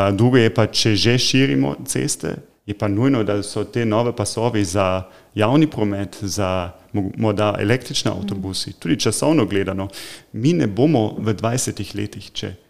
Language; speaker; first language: Slovenian; non-native, fluent; German